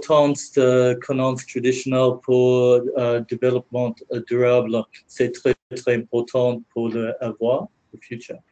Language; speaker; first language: French; non-native, learner; English